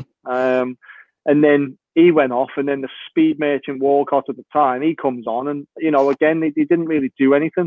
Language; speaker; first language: English; native; English